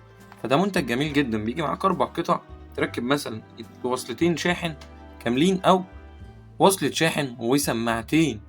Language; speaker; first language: Arabic; native; Arabic